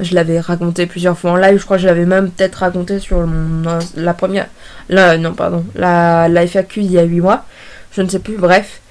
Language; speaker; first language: French; native; French